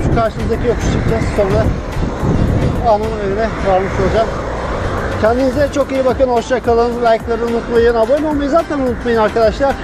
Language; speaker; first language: Turkish; native; Turkish